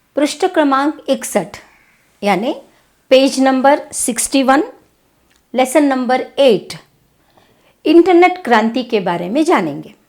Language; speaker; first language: Hindi; non-native, local second language; Kannada